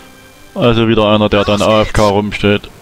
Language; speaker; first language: German; native; German